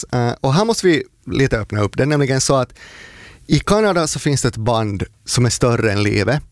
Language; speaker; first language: Swedish; native; Swedish